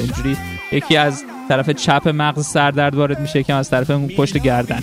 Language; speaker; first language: Persian; native; Persian